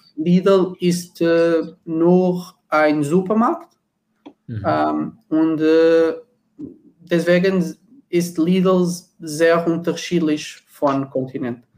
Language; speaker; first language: German; non-native, learner; Portuguese